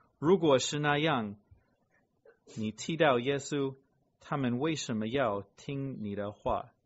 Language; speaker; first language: Chinese; non-native, fluent; English